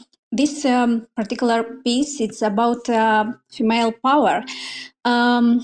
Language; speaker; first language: English; non-native, fluent; Romanian